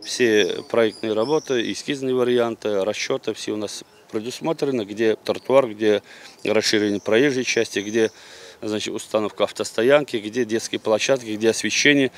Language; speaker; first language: Russian; non-native, local second language; Tatar